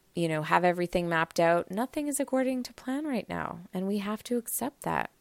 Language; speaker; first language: English; native; English